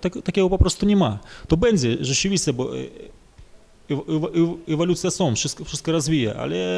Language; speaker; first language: Polish; non-native, fluent; Russian